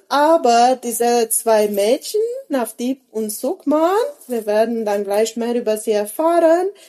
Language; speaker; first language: German; native; German